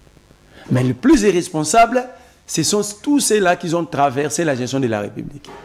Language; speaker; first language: French; non-native, local second language; Lingala